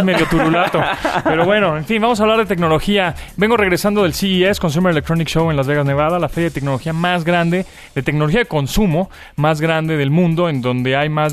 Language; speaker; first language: Spanish; native; Spanish